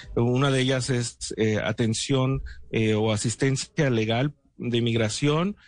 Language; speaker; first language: Spanish; early bilingual, heritage; Spanish